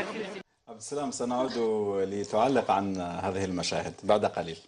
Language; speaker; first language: Arabic; native; Arabic